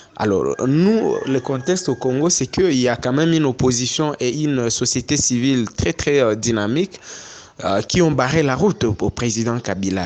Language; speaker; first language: French; non-native, local second language; Swahili